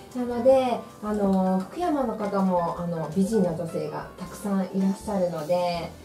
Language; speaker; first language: Japanese; native; Japanese